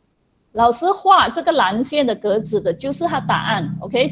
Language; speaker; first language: Chinese; native; Chinese